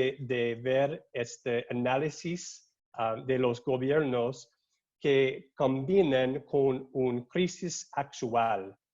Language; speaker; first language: Spanish; non-native, learner; English